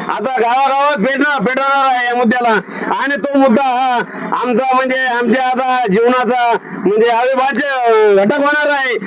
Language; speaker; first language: Marathi; native; Marathi